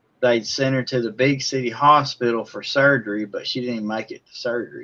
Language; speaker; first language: English; native; English